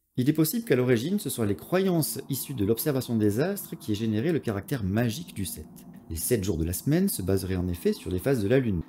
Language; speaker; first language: French; native; French